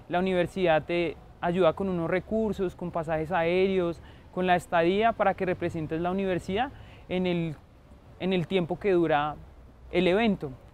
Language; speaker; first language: Spanish; native; Spanish